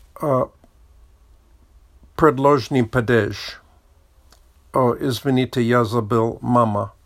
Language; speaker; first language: Russian; non-native, learner; English